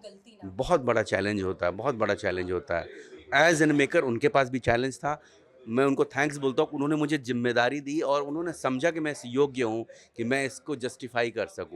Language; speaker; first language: Hindi; native; Hindi